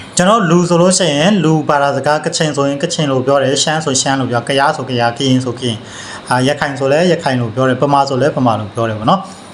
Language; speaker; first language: Burmese; native; Burmese